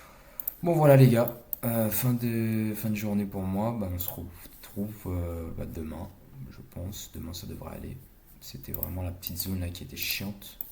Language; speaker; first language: French; native; French